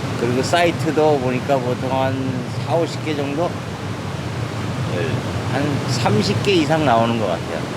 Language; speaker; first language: Korean; native; Korean